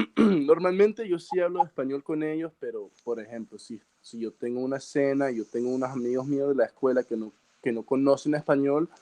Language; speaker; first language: Spanish; early bilingual, heritage; Spanish